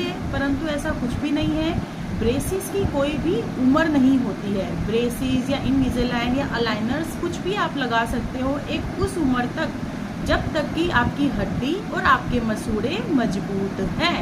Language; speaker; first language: Hindi; native; Hindi